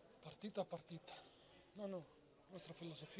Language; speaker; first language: Italian; non-native, learner; Spanish